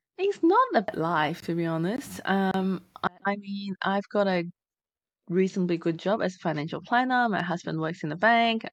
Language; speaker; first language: English; non-native, fluent; Chinese